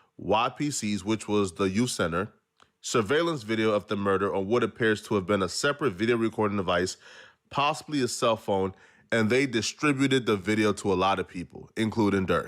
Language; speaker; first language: English; native; English